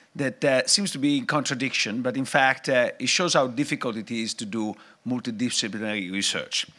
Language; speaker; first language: English; non-native, fluent; Italian